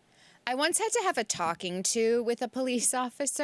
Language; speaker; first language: English; native; English